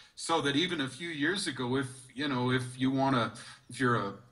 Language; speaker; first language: English; native; English